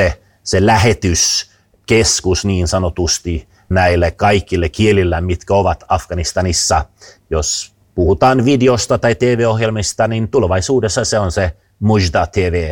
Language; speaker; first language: Finnish; non-native, fluent; Swedish